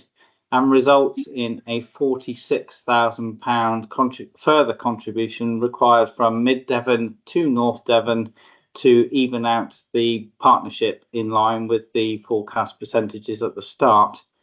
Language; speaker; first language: English; native; English